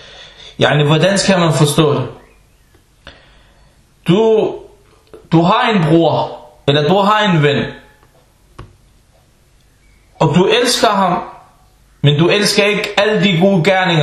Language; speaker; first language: Danish; early bilingual, other home language; Arabic